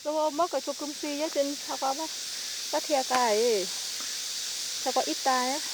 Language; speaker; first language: Korean; non-native, learner; Vietnamese